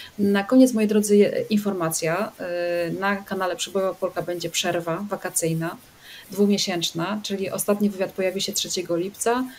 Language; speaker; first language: Polish; native; Polish